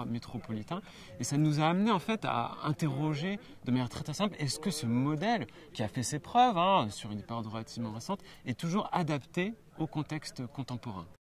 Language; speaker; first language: French; native; French